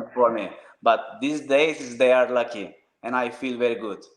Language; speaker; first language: English; non-native, learner; Turkish